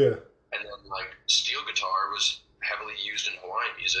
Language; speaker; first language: English; native; English